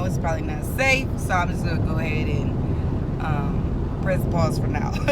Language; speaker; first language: English; native; English